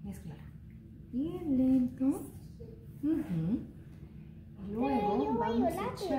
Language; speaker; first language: Spanish; native; Spanish